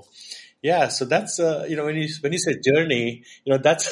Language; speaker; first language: English; non-native, local second language; Marathi